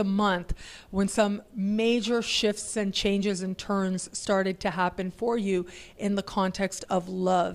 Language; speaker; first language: English; native; English